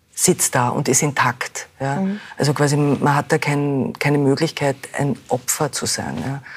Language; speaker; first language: German; native; German